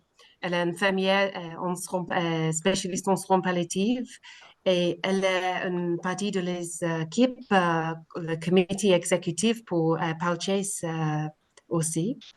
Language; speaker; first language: French; non-native, learner; English